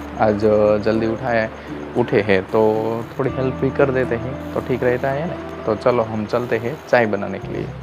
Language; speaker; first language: Hindi; non-native, local second language; Gujarati